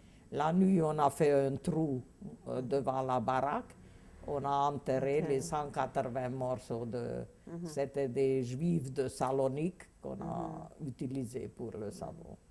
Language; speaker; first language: French; non-native, fluent; Hungarian